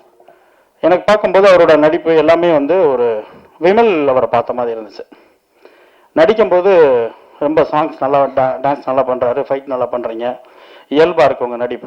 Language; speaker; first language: Tamil; native; Tamil